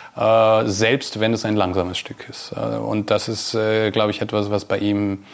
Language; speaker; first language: German; native; German